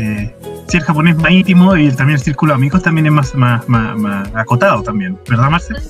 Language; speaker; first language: Spanish; native; Spanish